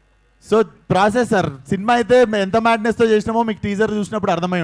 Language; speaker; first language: Telugu; native; Telugu